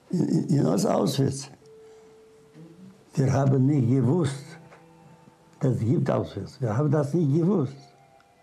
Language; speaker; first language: German; non-native, learner; Russian